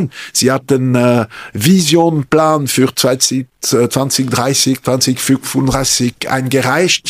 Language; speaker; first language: German; non-native, local second language; French